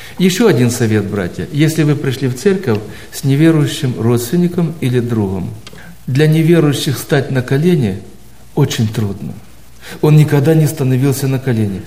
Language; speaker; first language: Russian; native; Russian